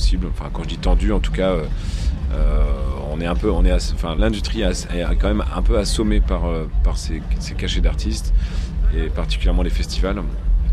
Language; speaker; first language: French; native; French